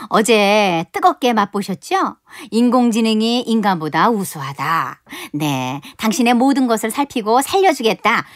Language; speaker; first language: Korean; native; Korean